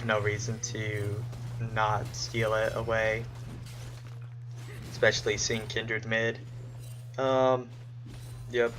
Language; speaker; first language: English; native; English